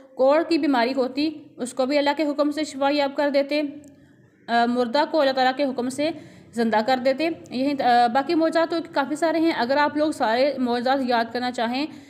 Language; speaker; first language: Urdu; non-native, local second language; Punjabi